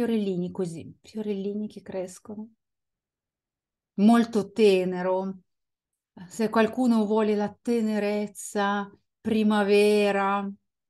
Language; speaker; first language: Italian; non-native, fluent; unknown